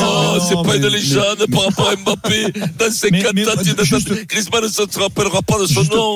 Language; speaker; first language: French; native; French